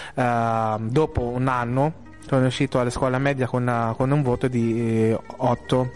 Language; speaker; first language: Italian; non-native, fluent; Filipino